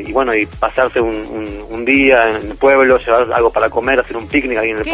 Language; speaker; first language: Spanish; native; Spanish